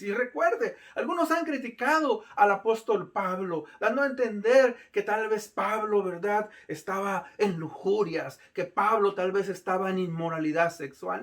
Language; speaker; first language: Spanish; native; Spanish